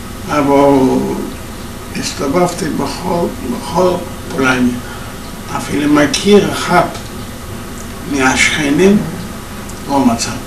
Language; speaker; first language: Hebrew; non-native, fluent; Yiddish